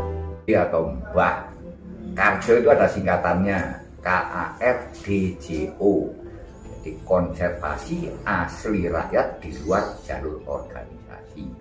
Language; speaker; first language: Indonesian; non-native, local second language; Javanese